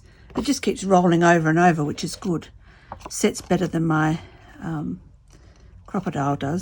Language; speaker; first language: English; native; English